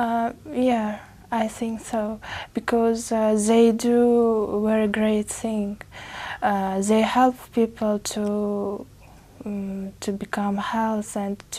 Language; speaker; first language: English; non-native, learner; Uzbek